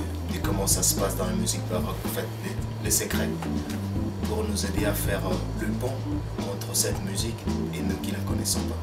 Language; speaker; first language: French; non-native, local second language; Lingala